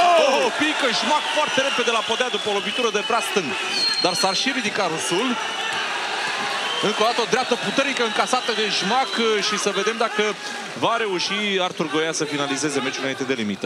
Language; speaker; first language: Romanian; native; Romanian